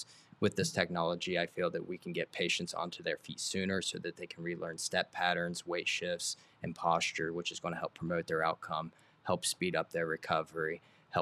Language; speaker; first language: English; native; English